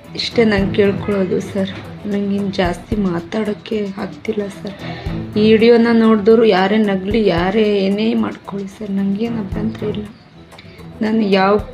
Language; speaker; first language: Kannada; non-native, local second language; Lambadi